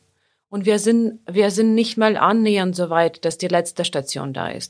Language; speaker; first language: German; non-native, fluent; Ukrainian